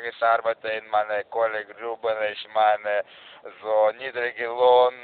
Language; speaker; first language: German; non-native, learner; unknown